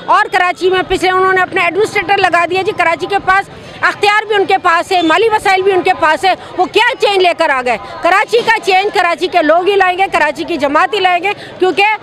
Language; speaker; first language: Urdu; native; Urdu